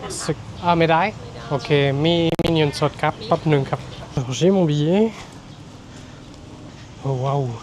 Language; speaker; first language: Thai; non-native, learner; French